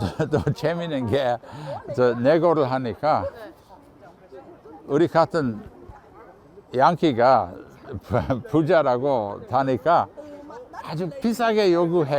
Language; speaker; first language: Korean; non-native, fluent; English